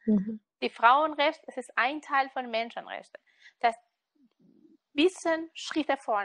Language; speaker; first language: German; non-native, learner; Persian